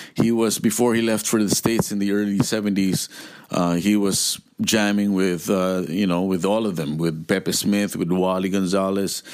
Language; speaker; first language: English; non-native, local second language; Filipino